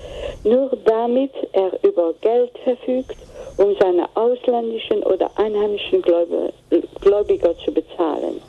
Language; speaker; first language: German; non-native, fluent; Greek